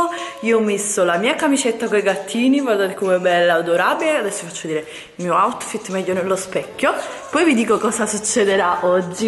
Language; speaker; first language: Italian; native; Italian